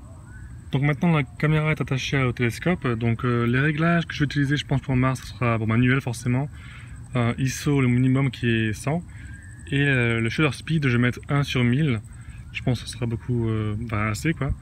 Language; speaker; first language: French; native; French